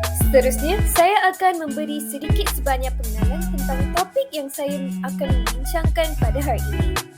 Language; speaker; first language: Malay; non-native, local second language; Tamil